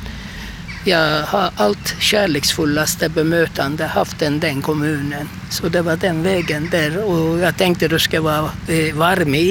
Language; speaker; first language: Swedish; non-native, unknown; Turkish